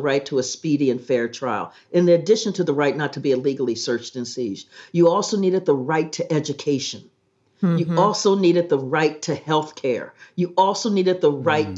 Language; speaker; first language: English; native; English